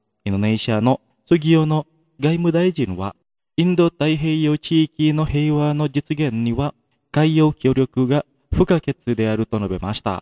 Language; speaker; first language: Japanese; non-native, fluent; Indonesian